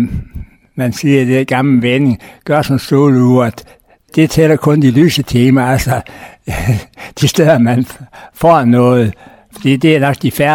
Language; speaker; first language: Danish; native; Danish